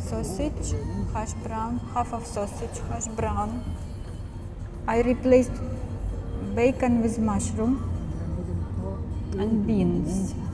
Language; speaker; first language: English; non-native, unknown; Russian